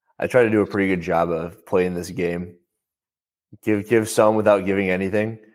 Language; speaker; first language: English; native; English